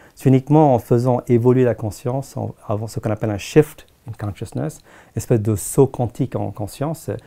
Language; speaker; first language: French; non-native, fluent; Tamil